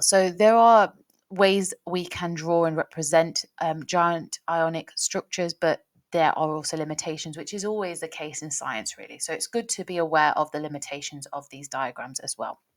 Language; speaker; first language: English; native; English